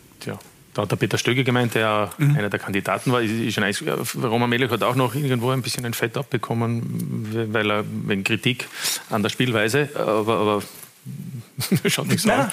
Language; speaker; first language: German; native; German